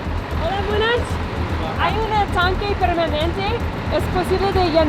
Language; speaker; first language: Spanish; non-native, learner; English